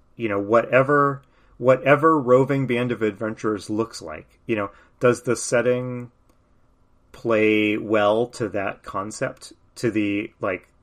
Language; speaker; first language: English; native; English